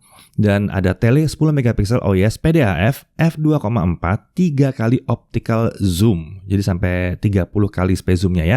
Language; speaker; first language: Indonesian; native; Indonesian